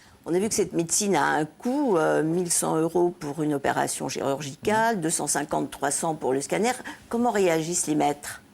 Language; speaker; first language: French; native; French